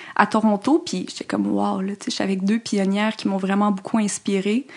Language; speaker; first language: French; native; French